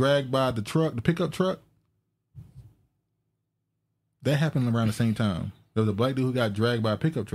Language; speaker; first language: English; native; English